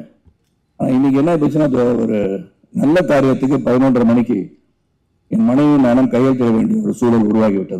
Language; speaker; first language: Tamil; native; Tamil